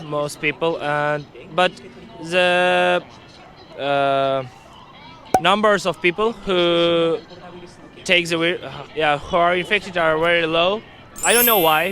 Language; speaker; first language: English; non-native, learner; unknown